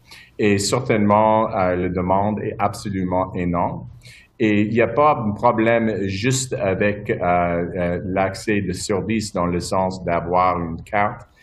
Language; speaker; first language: French; non-native, local second language; English